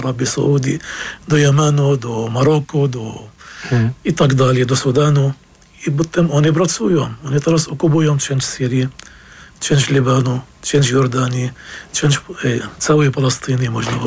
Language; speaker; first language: Polish; non-native, fluent; Arabic